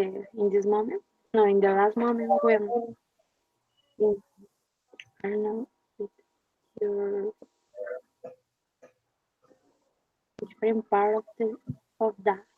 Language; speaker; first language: English; non-native, learner; Spanish